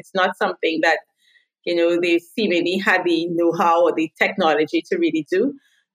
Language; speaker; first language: English; native; English